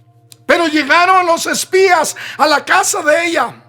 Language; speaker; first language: Spanish; native; Spanish